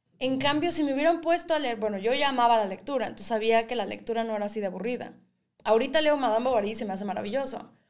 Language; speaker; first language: Spanish; native; Spanish